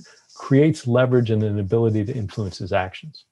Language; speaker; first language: English; native; English